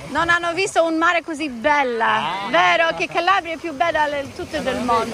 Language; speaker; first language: Italian; non-native, learner; English